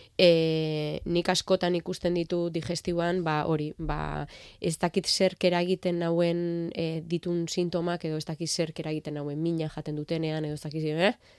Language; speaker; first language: Basque; non-native, local second language; Spanish